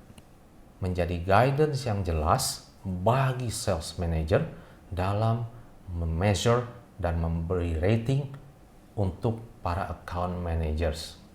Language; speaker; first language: Indonesian; native; Indonesian